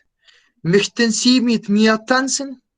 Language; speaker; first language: German; non-native, fluent; Spanish